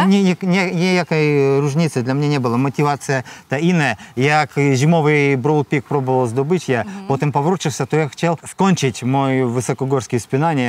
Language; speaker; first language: Polish; non-native, learner; Russian